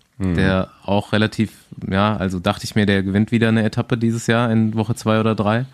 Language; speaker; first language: German; native; German